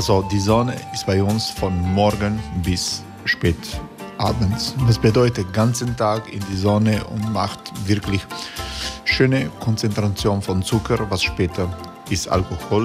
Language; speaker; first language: German; non-native, fluent; Croatian